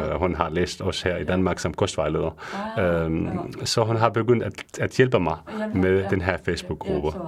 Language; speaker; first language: Danish; non-native, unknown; Arabic